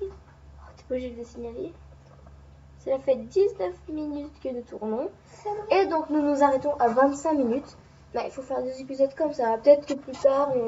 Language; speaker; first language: French; native; French